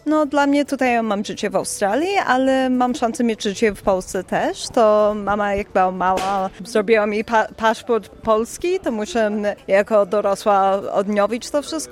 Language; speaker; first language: Polish; early bilingual, heritage; Polish